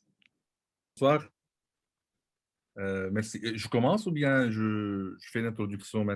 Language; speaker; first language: French; non-native, local second language; Arabic